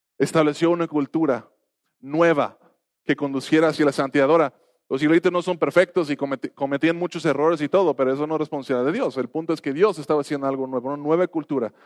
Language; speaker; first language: Spanish; non-native, fluent; English